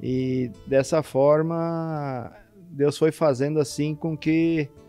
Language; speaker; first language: Portuguese; native; Portuguese